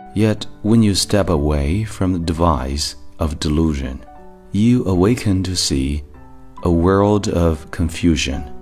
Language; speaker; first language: English; non-native, fluent; Chinese